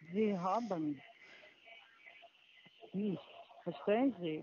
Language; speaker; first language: German; non-native, learner; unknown